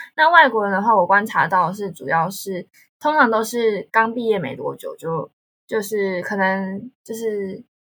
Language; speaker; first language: Chinese; native; Chinese